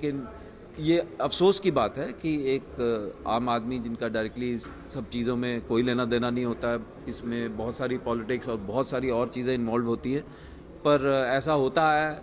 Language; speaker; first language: Hindi; native; Hindi